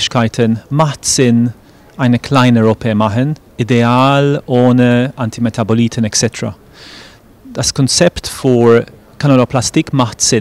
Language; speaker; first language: German; non-native, fluent; English